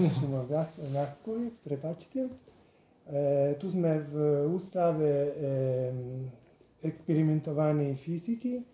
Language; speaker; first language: Slovak; non-native, learner; Italian